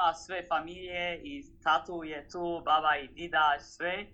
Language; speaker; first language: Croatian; early bilingual, heritage; English